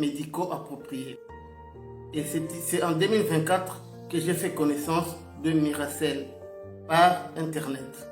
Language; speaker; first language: French; non-native, local second language; Lingala